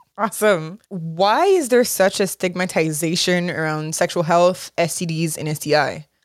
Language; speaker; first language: English; native; English